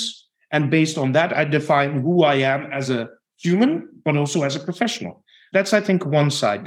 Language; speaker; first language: English; non-native, fluent; Dutch